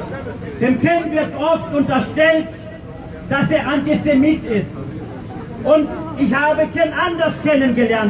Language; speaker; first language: German; non-native, fluent; Russian